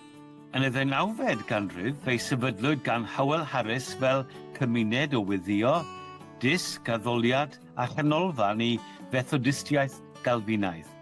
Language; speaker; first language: Welsh; native; Welsh